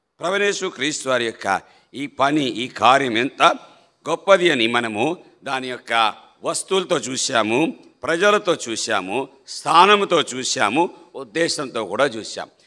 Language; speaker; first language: Telugu; non-native, local second language; Malayalam